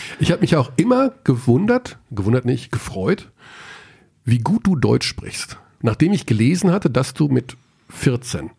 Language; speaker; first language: German; native; German